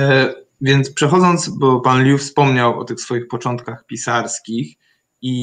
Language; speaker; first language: Polish; native; Polish